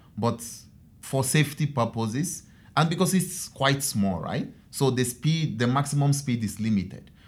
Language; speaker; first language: English; non-native, local second language; Igbo